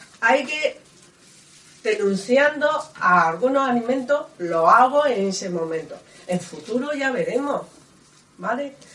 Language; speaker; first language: Spanish; non-native, learner; Chinese